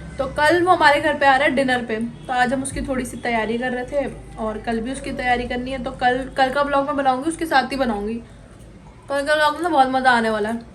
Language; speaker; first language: Hindi; native; Hindi